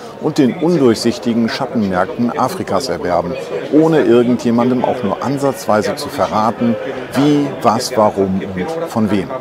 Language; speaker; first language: German; native; German